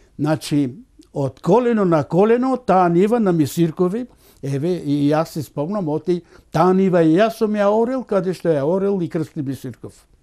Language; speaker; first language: Macedonian; native; Macedonian